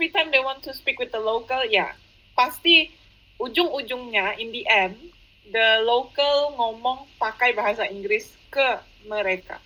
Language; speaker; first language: English; non-native, fluent; Indonesian